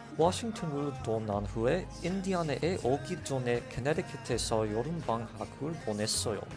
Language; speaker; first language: Korean; non-native, learner; English